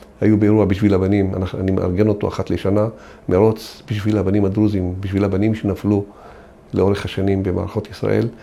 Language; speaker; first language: Hebrew; non-native, local second language; Arabic